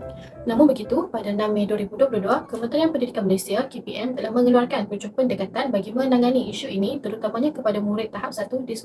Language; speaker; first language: Malay; native; Malay